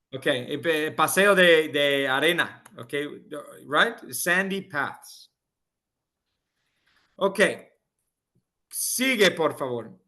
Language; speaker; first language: Spanish; non-native, fluent; English